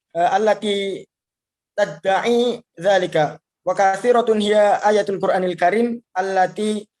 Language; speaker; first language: Arabic; non-native, learner; Indonesian